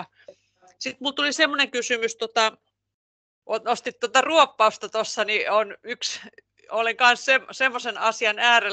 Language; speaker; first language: Finnish; native; Finnish